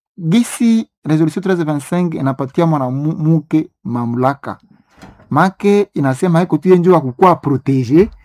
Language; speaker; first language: Swahili; non-native, local second language; Nande